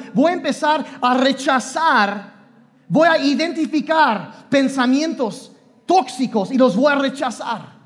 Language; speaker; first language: Spanish; non-native, fluent; English